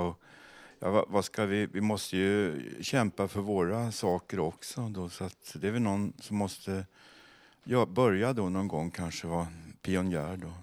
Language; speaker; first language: Swedish; native; Swedish